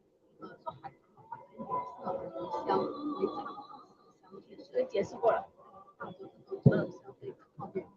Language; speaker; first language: Chinese; native; Chinese